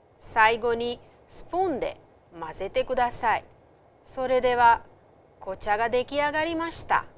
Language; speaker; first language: Japanese; non-native, fluent; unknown